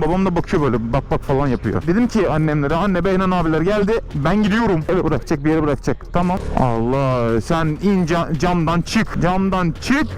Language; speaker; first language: Turkish; native; Turkish